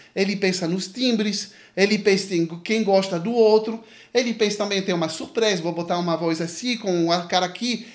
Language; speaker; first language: Portuguese; non-native, fluent; French